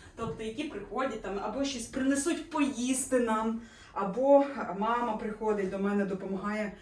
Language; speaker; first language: Ukrainian; non-native, local second language; Russian